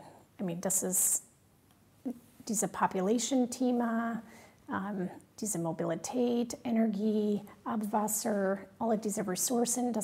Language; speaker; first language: German; non-native, fluent; English